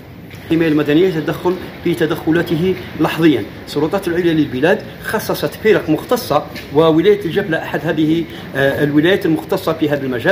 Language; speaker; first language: Arabic; native; Arabic